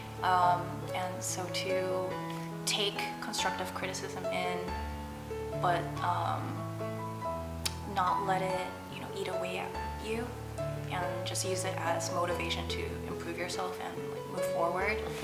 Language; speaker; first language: English; early bilingual, other home language; Korean